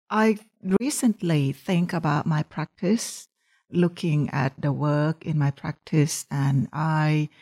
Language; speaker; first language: English; non-native, fluent; Thai